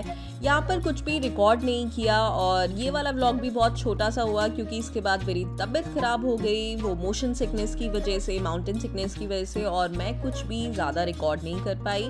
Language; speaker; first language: Hindi; native; Hindi